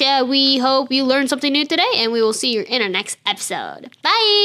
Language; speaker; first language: English; non-native, fluent; Japanese